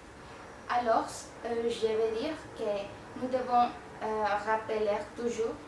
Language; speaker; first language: French; non-native, learner; Spanish